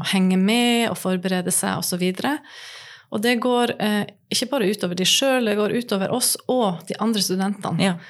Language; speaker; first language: Norwegian; native; Norwegian